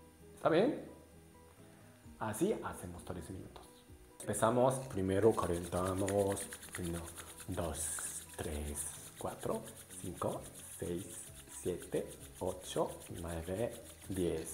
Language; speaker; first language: Spanish; non-native, learner; Japanese